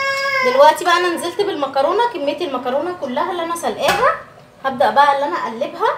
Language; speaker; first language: Arabic; native; Arabic